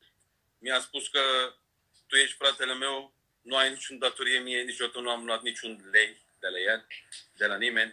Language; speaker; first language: Romanian; non-native, fluent; Turkish